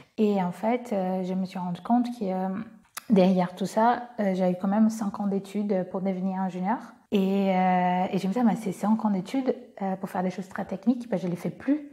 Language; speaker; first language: French; non-native, fluent; Portuguese